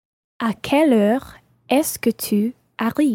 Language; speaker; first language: French; non-native, learner; English